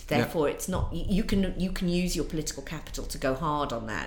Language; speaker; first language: English; native; English